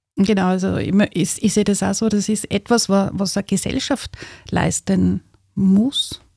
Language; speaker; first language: German; native; German